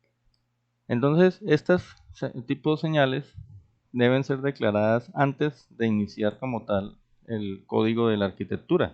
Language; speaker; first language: Spanish; native; Spanish